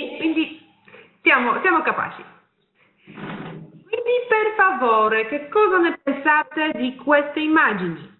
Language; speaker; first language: Italian; non-native, fluent; Polish